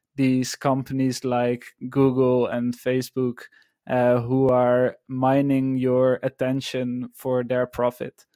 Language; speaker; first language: English; non-native, fluent; Dutch